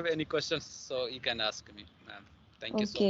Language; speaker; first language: English; non-native, learner; Hindi